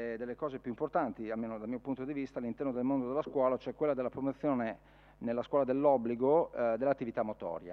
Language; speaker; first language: Italian; native; Italian